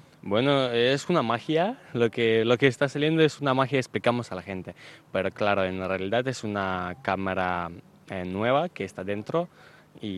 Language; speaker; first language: Spanish; non-native, fluent; Ukrainian